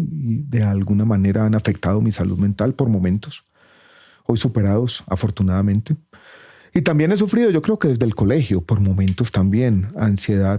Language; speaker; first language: Spanish; native; Spanish